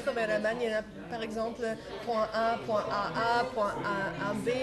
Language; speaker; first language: French; non-native, fluent; German